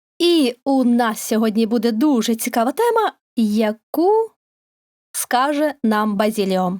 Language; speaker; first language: Ukrainian; native; Ukrainian